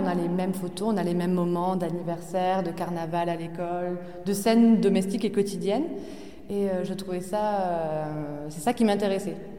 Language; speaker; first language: French; native; French